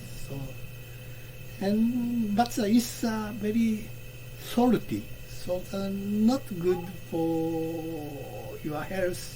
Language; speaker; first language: English; non-native, learner; Japanese